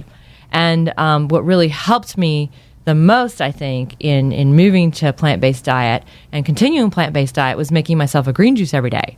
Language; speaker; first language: English; native; English